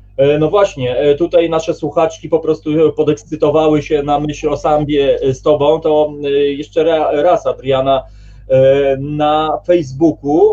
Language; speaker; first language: Polish; native; Polish